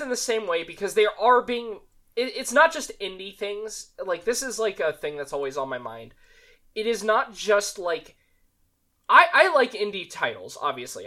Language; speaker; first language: English; native; English